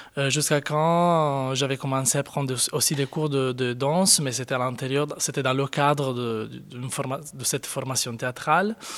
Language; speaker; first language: French; non-native, fluent; Italian